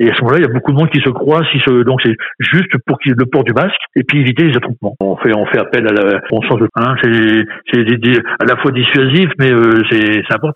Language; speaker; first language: French; native; French